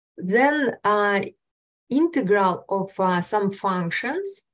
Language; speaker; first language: English; non-native, fluent; Russian